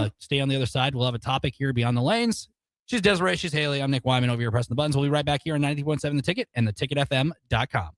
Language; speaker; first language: English; native; English